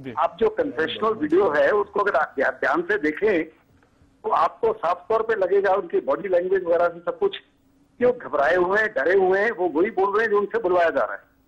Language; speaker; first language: Hindi; native; Hindi